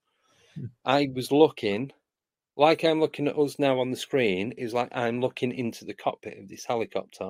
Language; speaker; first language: English; native; English